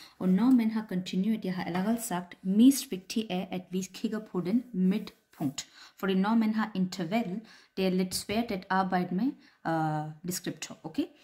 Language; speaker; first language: Danish; non-native, fluent; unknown